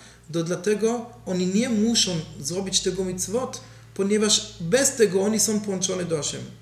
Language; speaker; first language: Polish; non-native, learner; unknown